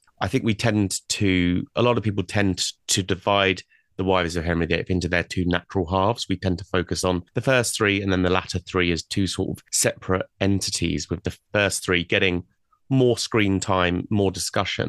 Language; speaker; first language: English; native; English